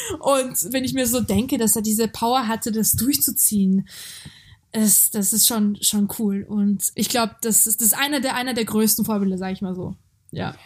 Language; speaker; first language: German; early bilingual, other home language; Georgian